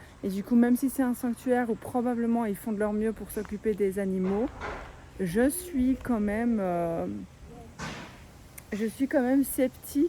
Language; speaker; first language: French; native; French